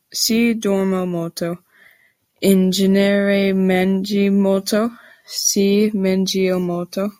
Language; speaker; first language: Italian; non-native, learner; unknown